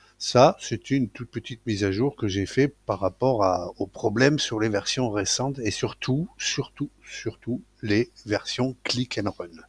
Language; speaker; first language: French; native; French